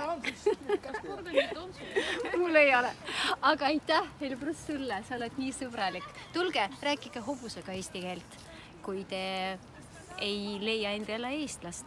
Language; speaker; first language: Estonian; non-native, local second language; Russian